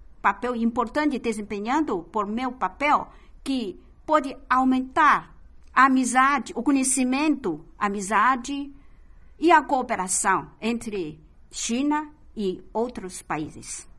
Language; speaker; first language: Portuguese; non-native, fluent; Chinese